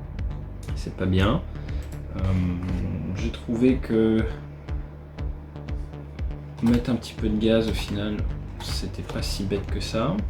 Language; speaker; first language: French; native; French